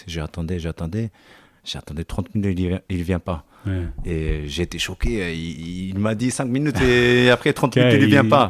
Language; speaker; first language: French; non-native, learner; Japanese